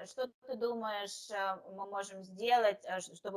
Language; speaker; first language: Russian; native; Russian